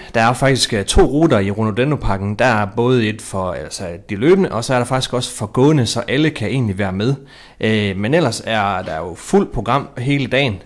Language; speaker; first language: Danish; native; Danish